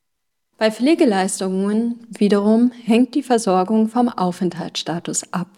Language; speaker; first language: German; native; German